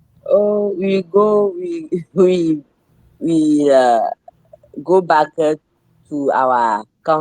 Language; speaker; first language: English; non-native, learner; French